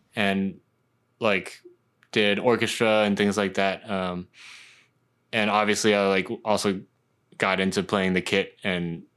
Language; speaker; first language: English; non-native, local second language; Cantonese